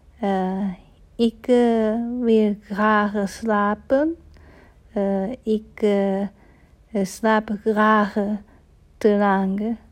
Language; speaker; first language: Dutch; non-native, learner; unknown